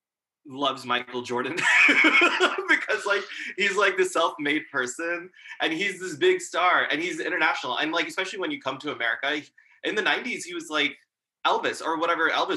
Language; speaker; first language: English; early bilingual, other home language; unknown